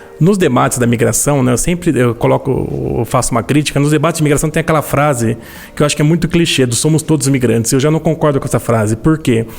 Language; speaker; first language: Portuguese; native; Portuguese